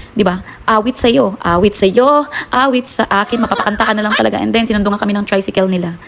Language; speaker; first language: Filipino; non-native, local second language; Cebuano